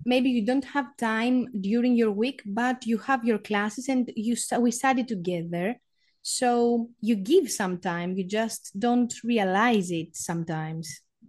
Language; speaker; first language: English; non-native, fluent; Greek